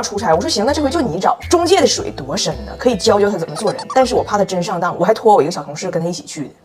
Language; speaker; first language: Chinese; native; Chinese